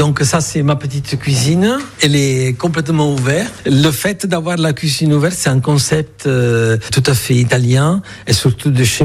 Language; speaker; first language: French; non-native, fluent; Italian